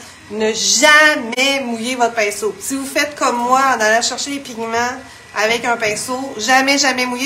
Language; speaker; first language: French; native; French